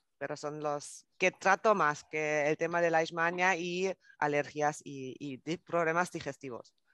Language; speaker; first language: Spanish; non-native, fluent; German